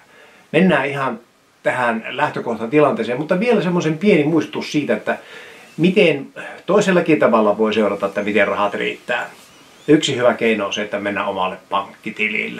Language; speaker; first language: Finnish; native; Finnish